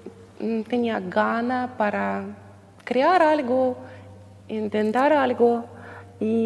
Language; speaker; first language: Spanish; non-native, learner; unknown